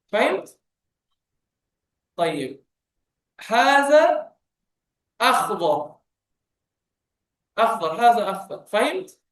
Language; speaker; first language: Arabic; non-native, fluent; Bangla